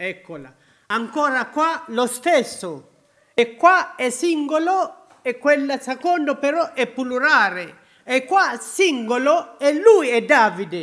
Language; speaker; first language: Italian; non-native, learner; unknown